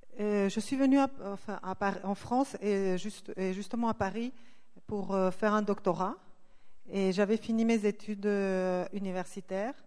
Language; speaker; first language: French; non-native, fluent; Spanish